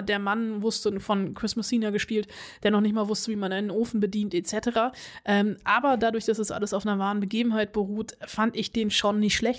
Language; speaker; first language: German; native; German